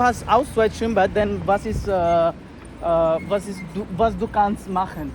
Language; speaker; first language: German; non-native, learner; Bangla